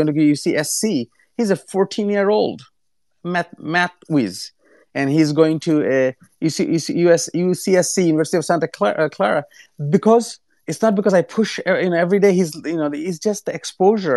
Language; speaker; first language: English; non-native, local second language; Bangla